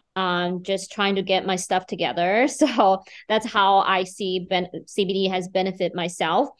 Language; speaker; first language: English; non-native, fluent; Chinese